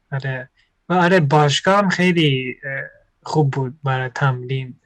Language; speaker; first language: Persian; non-native, learner; Japanese